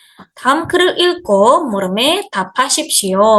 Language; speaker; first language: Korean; non-native, fluent; Indonesian